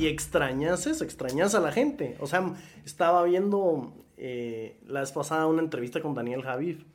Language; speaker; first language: Spanish; native; Spanish